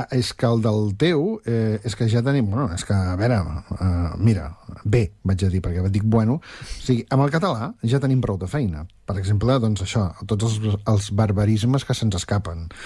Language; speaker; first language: Catalan; native; Catalan